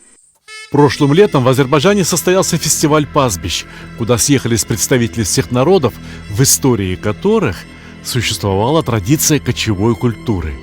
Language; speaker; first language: Russian; native; Russian